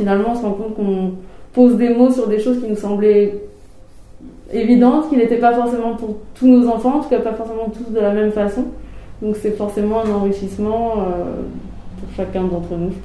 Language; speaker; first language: French; native; French